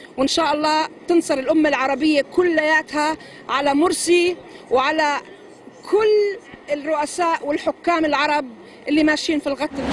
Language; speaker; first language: Arabic; native; Arabic